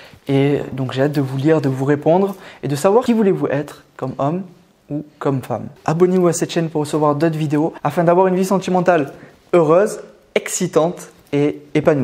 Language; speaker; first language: French; native; French